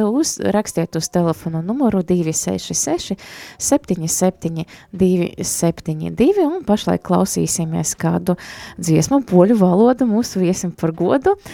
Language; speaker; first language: Latvian; non-native, local second language; Russian